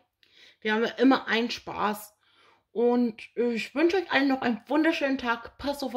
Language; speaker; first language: German; native; German